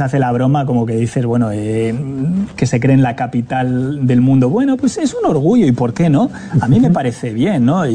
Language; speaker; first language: Spanish; native; Spanish